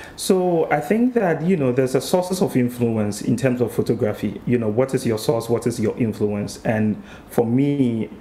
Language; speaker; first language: English; non-native, local second language; Akan